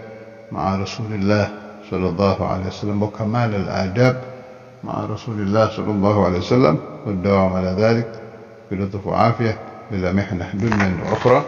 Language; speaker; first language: Arabic; non-native, fluent; Indonesian